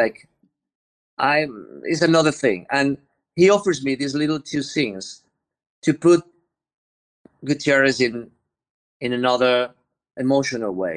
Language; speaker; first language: English; non-native, learner; Spanish